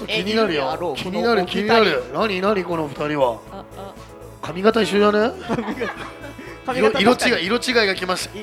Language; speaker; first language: Japanese; native; Japanese